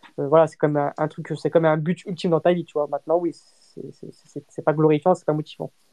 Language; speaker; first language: French; early bilingual, other home language; Portuguese